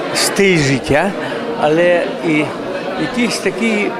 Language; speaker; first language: Ukrainian; native; Ukrainian